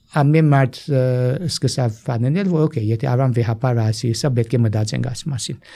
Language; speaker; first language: Armenian; early bilingual, heritage; Armenian